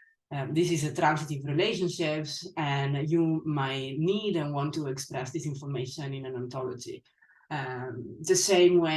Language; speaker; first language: English; non-native, fluent; Italian